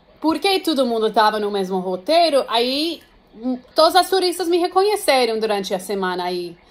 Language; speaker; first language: Portuguese; non-native, fluent; English